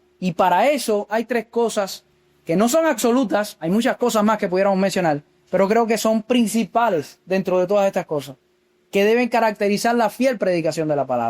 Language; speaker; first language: Spanish; native; Spanish